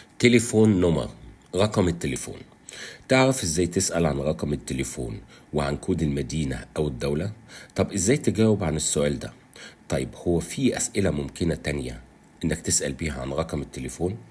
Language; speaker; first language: Arabic; native; Arabic